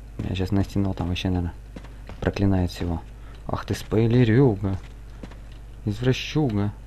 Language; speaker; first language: Russian; native; Russian